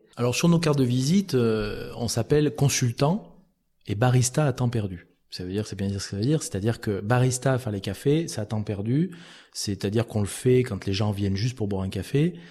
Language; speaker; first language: French; native; French